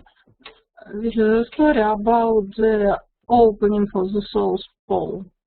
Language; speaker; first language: English; non-native, learner; Russian